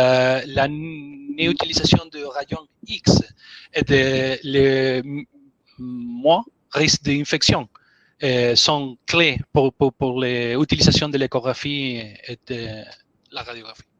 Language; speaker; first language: French; non-native, learner; Spanish